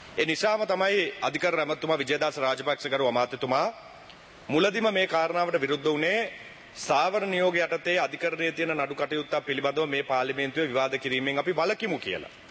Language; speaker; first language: Sinhala; native; Sinhala